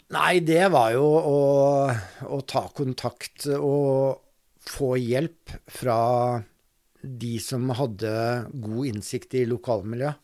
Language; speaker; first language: Norwegian; native; Norwegian